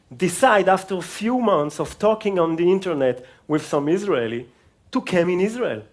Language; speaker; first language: English; non-native, fluent; Hebrew